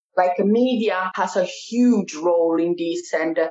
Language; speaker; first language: English; non-native, fluent; Italian